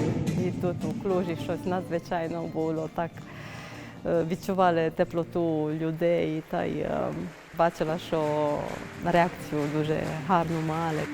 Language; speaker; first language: Ukrainian; early bilingual, heritage; Ukrainian